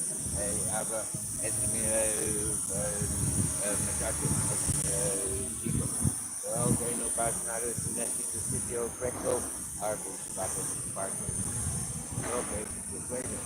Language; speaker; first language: Spanish; non-native, learner; English